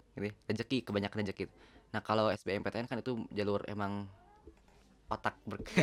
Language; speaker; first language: Indonesian; non-native, local second language; Sundanese